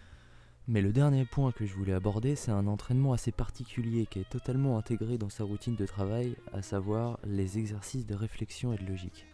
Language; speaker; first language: French; native; French